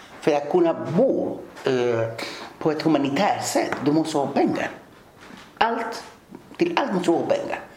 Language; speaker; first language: Swedish; early bilingual, other home language; Spanish